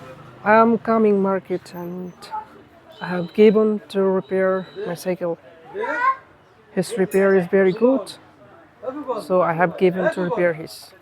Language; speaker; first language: English; non-native, learner; Bangla